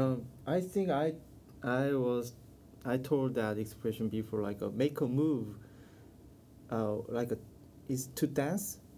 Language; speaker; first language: English; non-native, learner; Korean